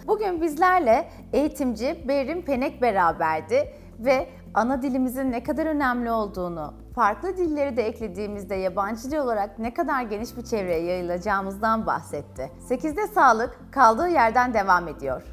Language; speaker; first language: Turkish; native; Turkish